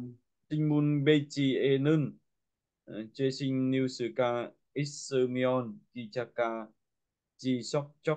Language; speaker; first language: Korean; non-native, learner; Vietnamese